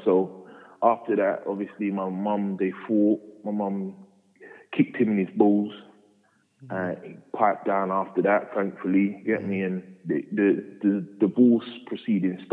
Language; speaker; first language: English; native; English